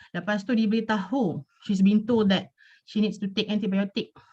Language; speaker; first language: English; non-native, local second language; Malay